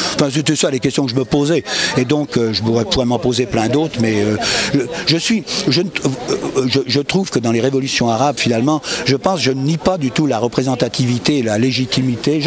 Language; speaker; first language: French; native; French